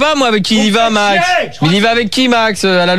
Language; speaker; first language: French; native; French